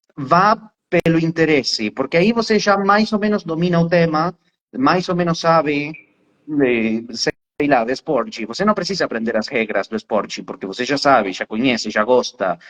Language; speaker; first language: Portuguese; non-native, fluent; Spanish